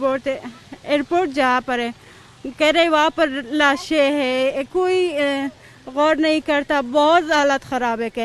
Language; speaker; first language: Hindi; non-native, learner; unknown